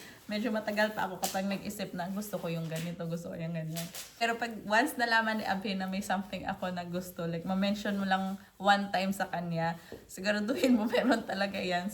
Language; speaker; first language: Filipino; non-native, local second language; Hiligaynon